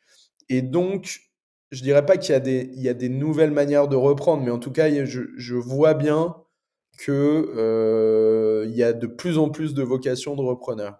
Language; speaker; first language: French; native; French